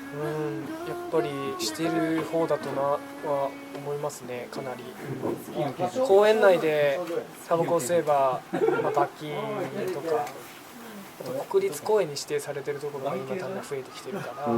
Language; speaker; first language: Japanese; native; Japanese